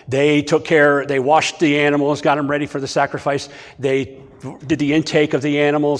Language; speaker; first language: English; native; English